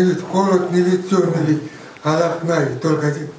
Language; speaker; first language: Russian; non-native, learner; Kyrgyz